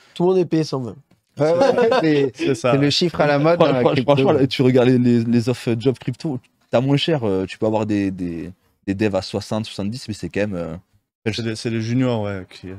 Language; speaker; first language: French; native; French